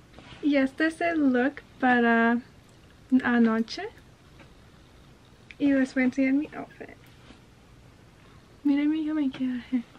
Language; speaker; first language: Spanish; early bilingual, heritage; Spanish